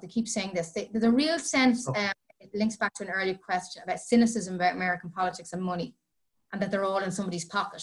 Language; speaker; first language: English; native; English